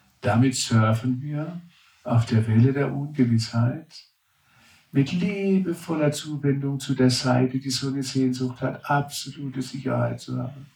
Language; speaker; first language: German; native; German